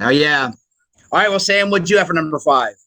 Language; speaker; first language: English; native; English